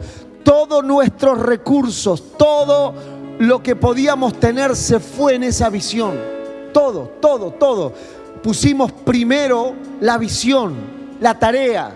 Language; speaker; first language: Spanish; native; Spanish